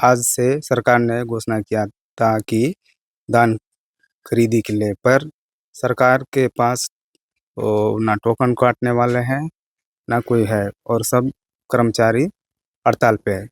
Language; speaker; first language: Hindi; non-native, local second language; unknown